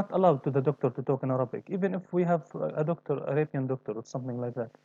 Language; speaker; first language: English; non-native, learner; Arabic